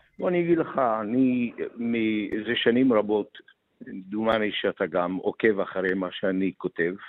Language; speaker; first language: Hebrew; non-native, local second language; Arabic